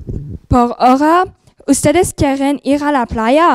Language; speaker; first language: Spanish; non-native, learner; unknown